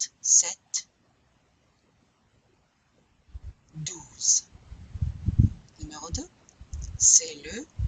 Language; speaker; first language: French; non-native, fluent; English